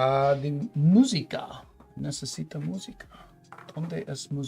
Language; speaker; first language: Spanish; non-native, learner; English